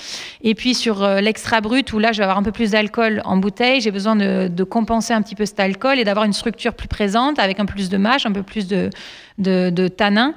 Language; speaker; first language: French; native; French